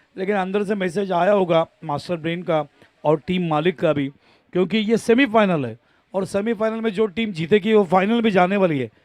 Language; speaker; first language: Hindi; non-native, local second language; Marathi